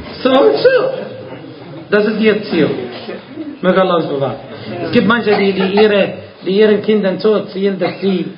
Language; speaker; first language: German; non-native, fluent; Arabic